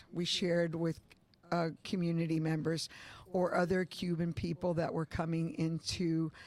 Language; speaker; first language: English; early bilingual, other home language; Spanish